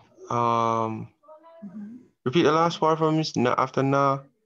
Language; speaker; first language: English; native; English